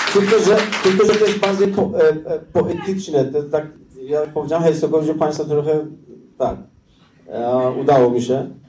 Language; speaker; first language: Polish; non-native, learner; Persian